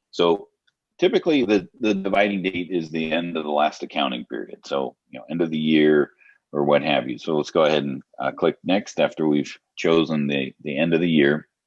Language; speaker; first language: English; native; English